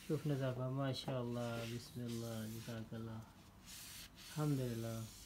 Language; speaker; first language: Arabic; non-native, learner; Urdu